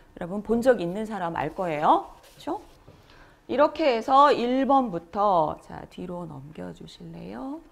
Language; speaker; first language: Korean; native; Korean